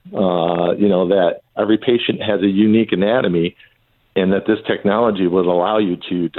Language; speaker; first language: English; native; English